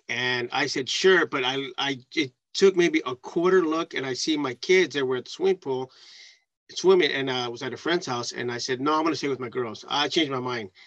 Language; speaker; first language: English; early bilingual, other home language; Spanish